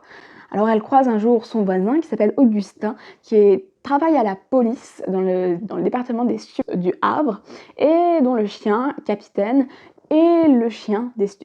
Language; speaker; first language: French; native; French